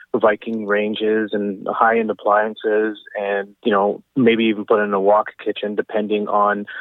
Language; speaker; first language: English; native; English